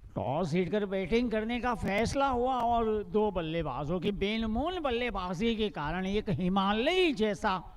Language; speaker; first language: Hindi; non-native, local second language; Gujarati